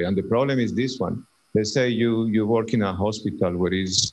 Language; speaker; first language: English; non-native, fluent; Spanish